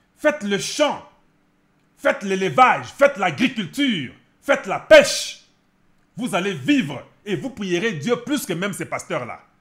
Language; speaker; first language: French; non-native, local second language; Lingala